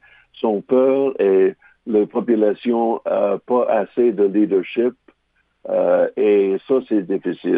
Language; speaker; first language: French; non-native, local second language; English